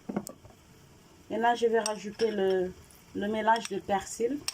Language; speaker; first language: French; non-native, local second language; Wolof